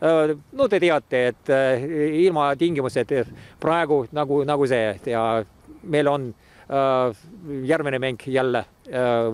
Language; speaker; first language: Estonian; non-native, local second language; Russian